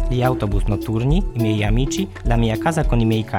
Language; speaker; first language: Italian; non-native, fluent; Polish